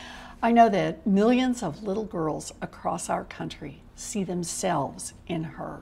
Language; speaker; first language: English; native; English